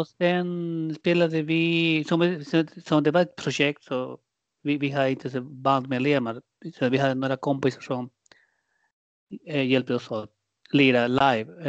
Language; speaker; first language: Swedish; non-native, fluent; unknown